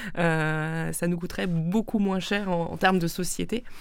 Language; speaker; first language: French; non-native, local second language; Swiss German